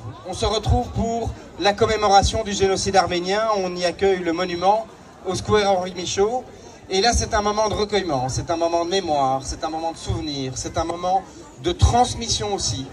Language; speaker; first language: French; native; French